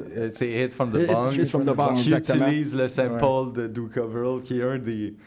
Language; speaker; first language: French; native; French